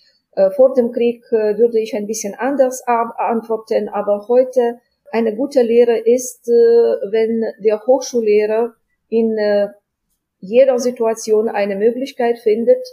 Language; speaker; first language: German; non-native, fluent; Ukrainian